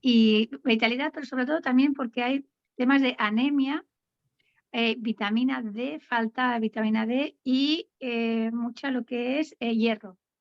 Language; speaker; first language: Spanish; non-native, local second language; Catalan